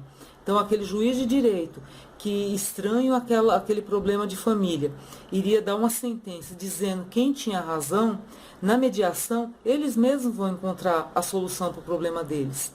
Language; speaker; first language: Portuguese; native; Portuguese